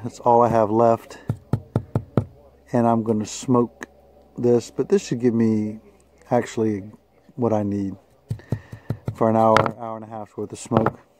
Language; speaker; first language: English; native; English